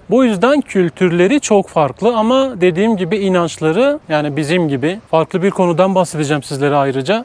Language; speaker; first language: Turkish; native; Turkish